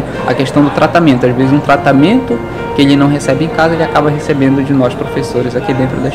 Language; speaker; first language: Portuguese; native; Portuguese